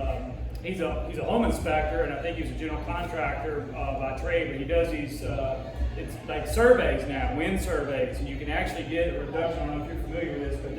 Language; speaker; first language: English; native; English